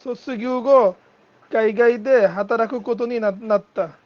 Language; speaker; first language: Japanese; non-native, learner; Bangla